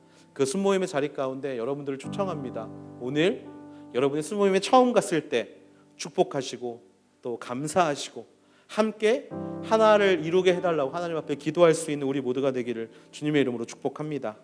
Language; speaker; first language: Korean; native; Korean